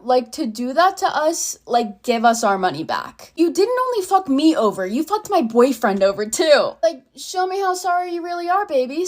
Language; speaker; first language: English; native; English